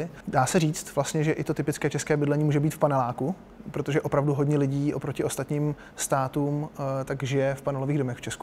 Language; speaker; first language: Czech; native; Czech